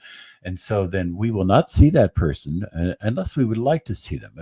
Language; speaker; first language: English; native; English